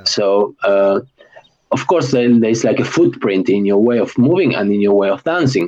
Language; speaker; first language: English; non-native, fluent; Spanish